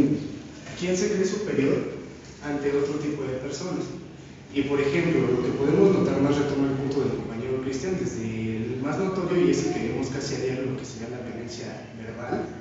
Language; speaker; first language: Spanish; native; Spanish